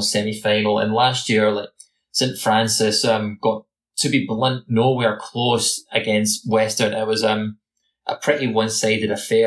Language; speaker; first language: English; native; English